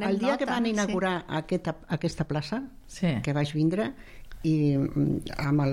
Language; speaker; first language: Catalan; non-native, local second language; Spanish